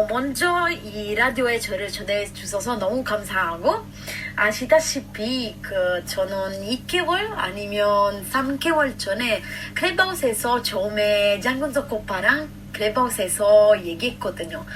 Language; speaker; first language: Korean; non-native, learner; Italian